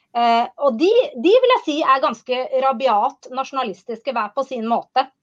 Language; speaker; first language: Norwegian; native; Norwegian